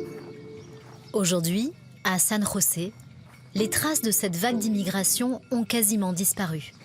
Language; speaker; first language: French; native; French